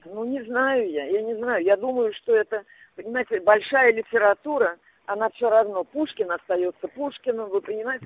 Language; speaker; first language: Russian; native; Russian